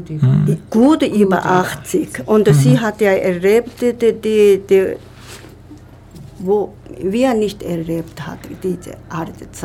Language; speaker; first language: German; non-native, learner; Japanese